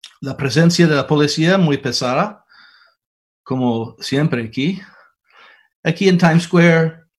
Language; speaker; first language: Spanish; non-native, fluent; English